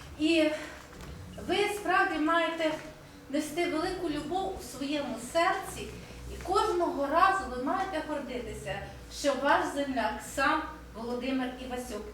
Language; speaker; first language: Ukrainian; native; Ukrainian